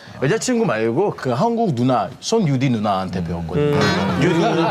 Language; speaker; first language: Korean; non-native, fluent; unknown